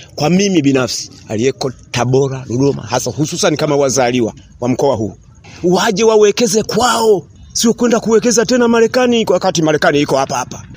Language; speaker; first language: Swahili; non-native, local second language; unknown